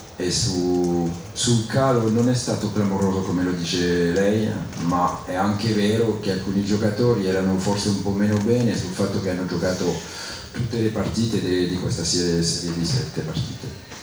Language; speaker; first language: Italian; non-native, fluent; French